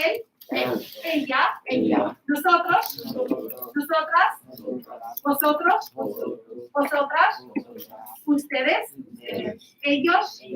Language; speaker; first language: Spanish; non-native, fluent; English